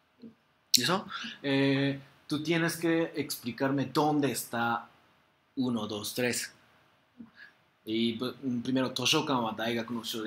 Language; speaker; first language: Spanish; non-native, fluent; Japanese